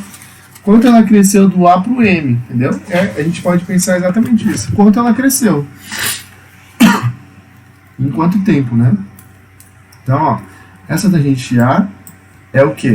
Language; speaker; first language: Portuguese; native; Portuguese